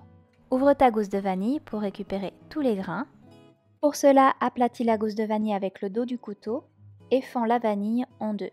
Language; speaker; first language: French; native; French